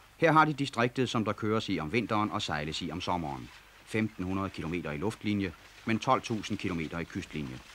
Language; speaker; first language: Danish; native; Danish